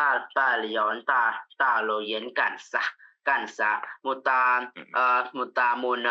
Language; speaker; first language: Finnish; non-native, learner; Vietnamese